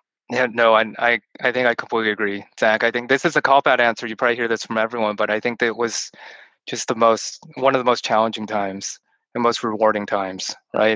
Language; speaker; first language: English; early bilingual, other home language; Chinese